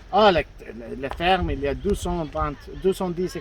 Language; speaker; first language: French; non-native, fluent; Spanish